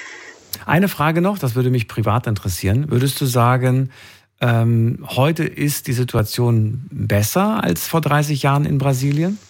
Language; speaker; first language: German; native; German